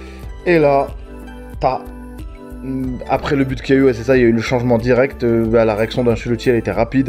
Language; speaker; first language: French; native; French